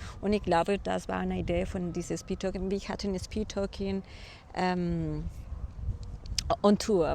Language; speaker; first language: German; non-native, fluent; Spanish